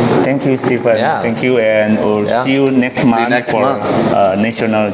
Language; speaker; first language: English; non-native, learner; Indonesian